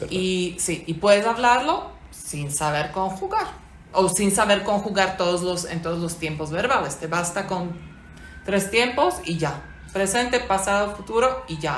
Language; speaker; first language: Spanish; non-native, fluent; Slovak